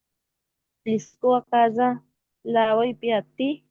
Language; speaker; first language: Italian; non-native, learner; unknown